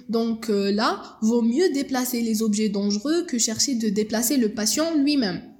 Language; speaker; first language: French; non-native, local second language; Arabic